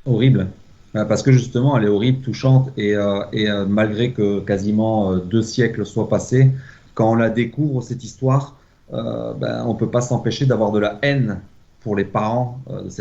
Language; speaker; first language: French; native; French